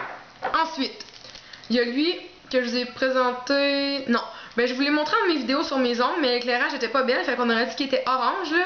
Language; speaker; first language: French; native; French